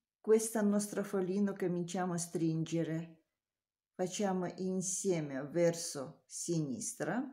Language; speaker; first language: Italian; non-native, learner; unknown